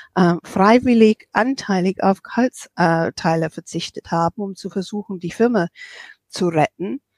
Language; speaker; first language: German; non-native, fluent; English